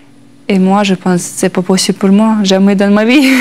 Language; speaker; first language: French; non-native, learner; Russian